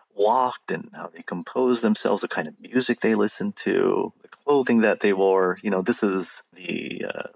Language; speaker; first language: English; native; English